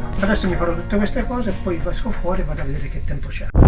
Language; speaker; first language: Italian; native; Italian